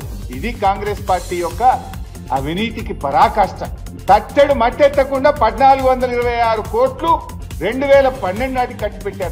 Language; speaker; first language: Telugu; native; Telugu